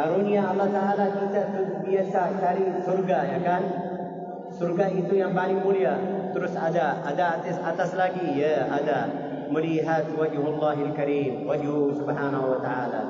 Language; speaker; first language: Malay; non-native, learner; Arabic